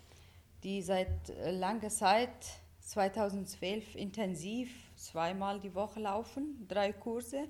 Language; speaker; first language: German; non-native, fluent; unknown